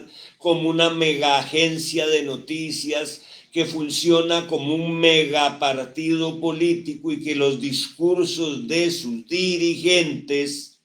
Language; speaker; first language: Spanish; native; Spanish